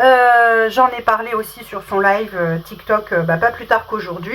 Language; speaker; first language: French; native; French